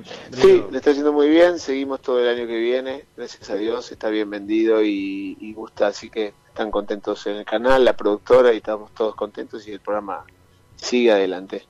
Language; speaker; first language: Spanish; native; Spanish